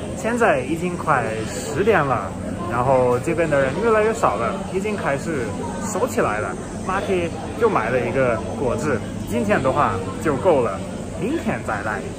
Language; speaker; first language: Chinese; non-native, fluent; German